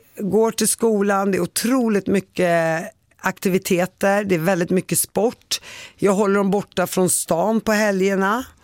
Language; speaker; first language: Swedish; native; Swedish